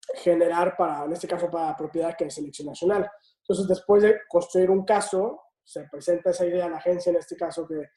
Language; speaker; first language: Spanish; native; Spanish